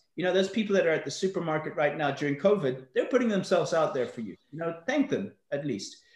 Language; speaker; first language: English; native; English